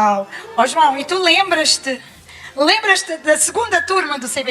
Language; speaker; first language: Portuguese; native; Portuguese